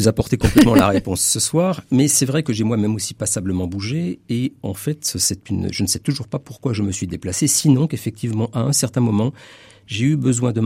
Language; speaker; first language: French; native; French